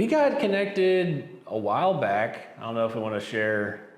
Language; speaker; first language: English; native; English